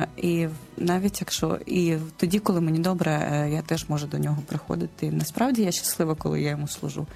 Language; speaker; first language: Ukrainian; non-native, local second language; Russian